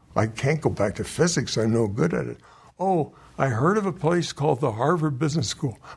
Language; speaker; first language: English; native; English